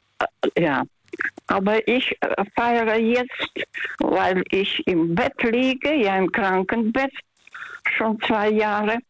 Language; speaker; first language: German; non-native, fluent; Russian